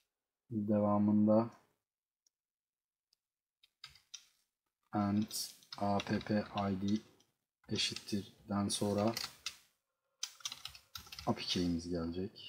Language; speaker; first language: Turkish; native; Turkish